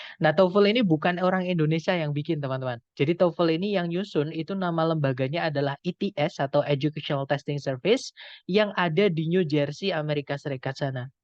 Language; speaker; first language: Indonesian; non-native, local second language; Javanese